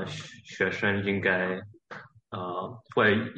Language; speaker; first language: Chinese; early bilingual, heritage; Chinese